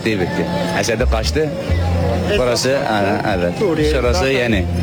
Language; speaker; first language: Turkish; non-native, learner; Arabic